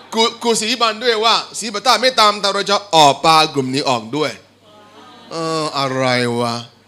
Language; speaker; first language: Thai; non-native, fluent; Igbo